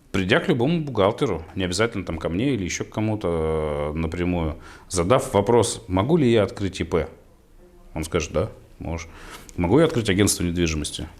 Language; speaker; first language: Russian; native; Russian